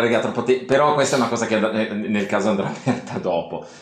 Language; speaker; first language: Italian; native; Italian